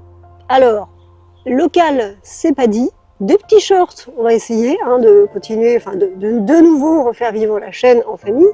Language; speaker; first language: French; native; French